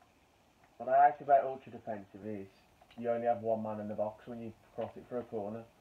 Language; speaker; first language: English; native; English